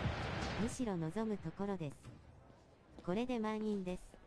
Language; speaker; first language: Japanese; native; Japanese